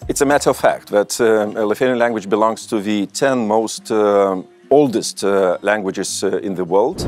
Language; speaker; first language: English; non-native, fluent; Lithuanian